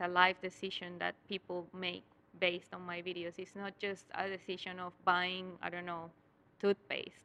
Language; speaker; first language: English; non-native, fluent; Spanish